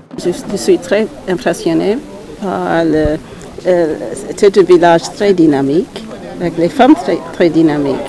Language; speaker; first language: French; non-native, fluent; English